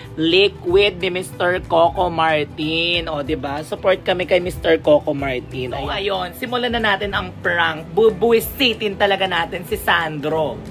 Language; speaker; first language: Filipino; native; Filipino